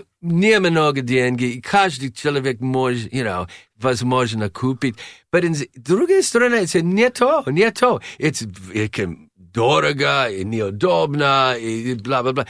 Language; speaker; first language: Russian; non-native, learner; English